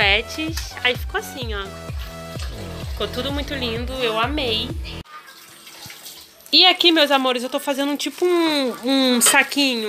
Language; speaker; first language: Portuguese; native; Portuguese